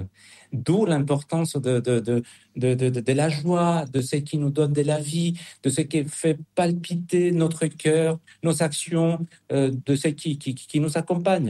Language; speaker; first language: French; non-native, fluent; Spanish